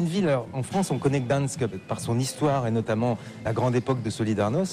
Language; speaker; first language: French; native; French